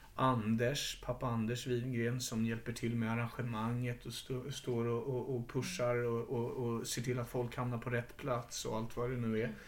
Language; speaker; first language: Swedish; native; Swedish